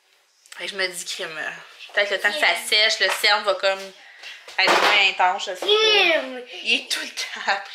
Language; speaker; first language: French; native; French